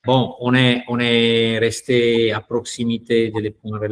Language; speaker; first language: French; non-native, fluent; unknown